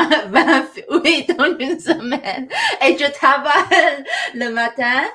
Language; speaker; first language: French; non-native, learner; Chinese